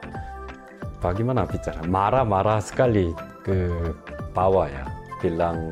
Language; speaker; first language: Indonesian; non-native, local second language; Korean